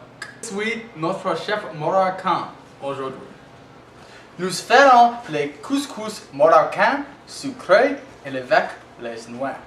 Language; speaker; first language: French; non-native, learner; English